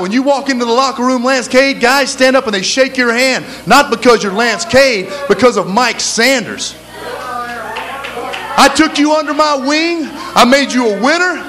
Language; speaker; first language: English; native; English